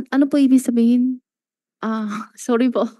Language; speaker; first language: Filipino; non-native, learner; Chinese